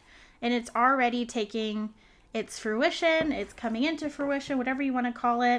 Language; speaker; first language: English; native; English